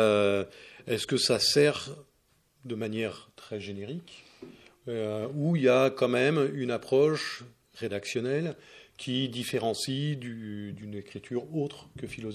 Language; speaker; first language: French; native; French